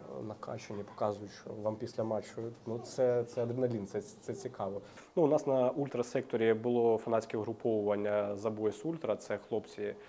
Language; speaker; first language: Ukrainian; non-native, local second language; Russian